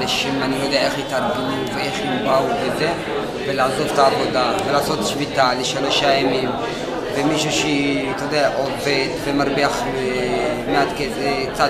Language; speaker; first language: Hebrew; non-native, fluent; Tigrinya